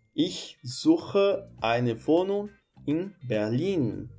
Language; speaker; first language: German; non-native, fluent; Portuguese